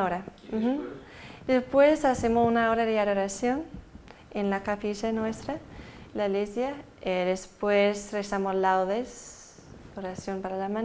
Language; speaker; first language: Spanish; early bilingual, heritage; Spanish